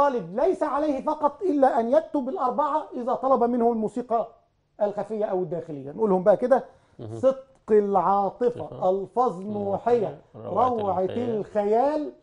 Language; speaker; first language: Arabic; native; Arabic